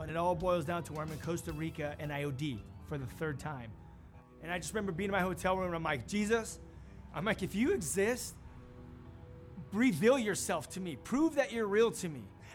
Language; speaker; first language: English; native; English